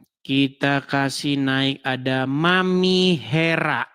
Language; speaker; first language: Indonesian; native; Indonesian